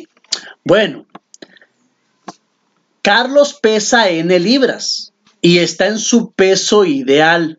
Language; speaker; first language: Spanish; native; Spanish